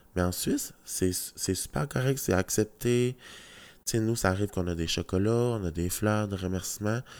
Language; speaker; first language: French; native; French